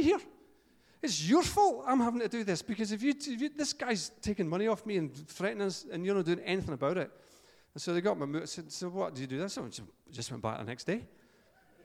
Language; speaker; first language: English; native; English